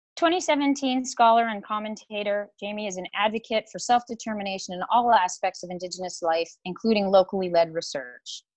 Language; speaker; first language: English; native; English